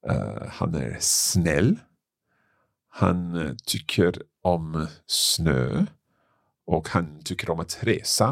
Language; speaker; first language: Swedish; non-native, learner; English